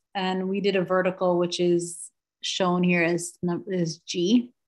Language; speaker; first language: English; native; English